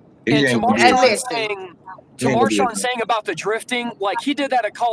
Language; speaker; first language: English; native; English